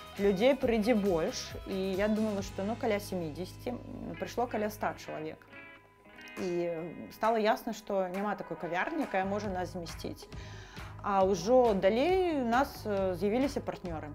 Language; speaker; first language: Belarusian; non-native, local second language; Russian